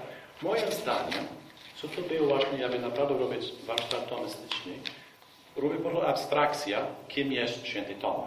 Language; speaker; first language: Polish; non-native, fluent; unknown